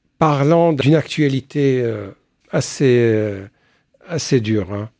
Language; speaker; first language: French; non-native, fluent; Arabic